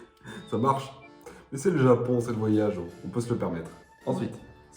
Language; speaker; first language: French; native; French